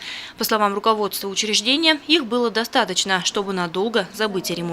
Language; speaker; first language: Russian; native; Russian